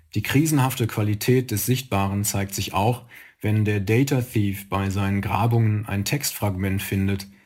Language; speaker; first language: German; native; German